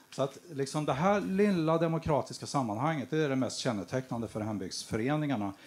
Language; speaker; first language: Swedish; native; Swedish